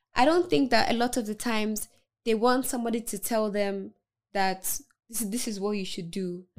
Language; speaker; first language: English; non-native, local second language; Yoruba